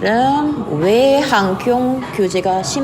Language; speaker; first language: Korean; non-native, fluent; Indonesian